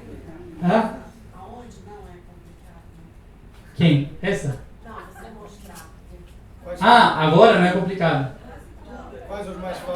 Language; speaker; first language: Portuguese; non-native, learner; Spanish